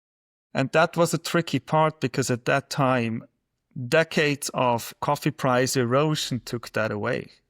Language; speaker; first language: English; non-native, fluent; German